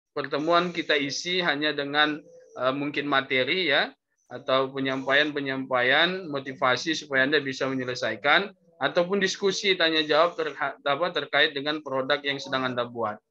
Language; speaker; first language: Indonesian; native; Indonesian